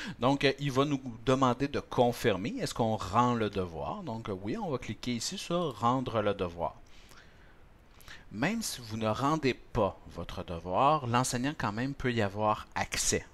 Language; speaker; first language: French; native; French